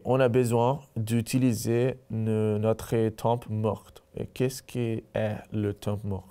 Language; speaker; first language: French; non-native, learner; Portuguese